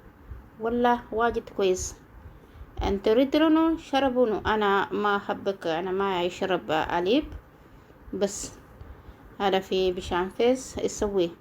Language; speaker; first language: Arabic; non-native, learner; Oromo